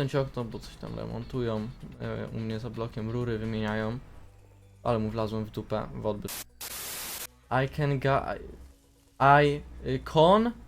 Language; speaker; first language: Polish; native; Polish